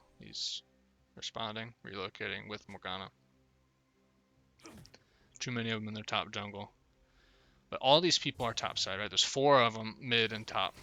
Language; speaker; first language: English; native; English